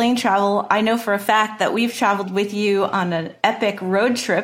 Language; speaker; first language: English; native; English